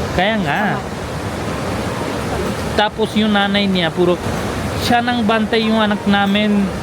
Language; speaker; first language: Filipino; non-native, learner; Punjabi